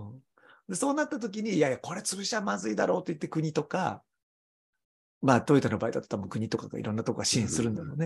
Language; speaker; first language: Japanese; native; Japanese